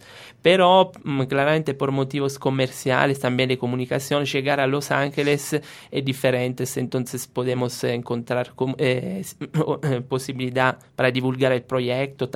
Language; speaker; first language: Spanish; non-native, fluent; Italian